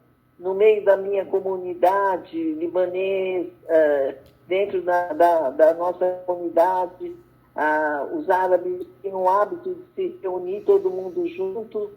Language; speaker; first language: Portuguese; early bilingual, other home language; Arabic